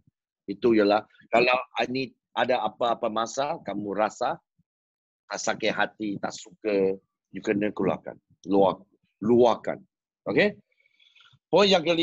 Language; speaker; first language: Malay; non-native, local second language; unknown